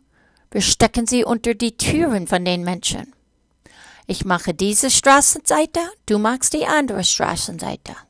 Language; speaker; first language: German; non-native, fluent; English